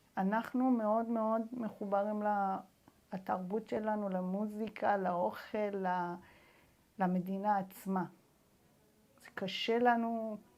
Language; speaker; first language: Hebrew; non-native, fluent; Persian